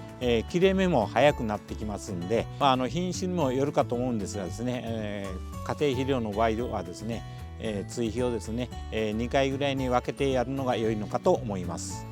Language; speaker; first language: Japanese; native; Japanese